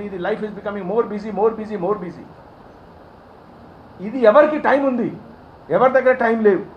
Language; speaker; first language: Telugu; non-native, fluent; Hindi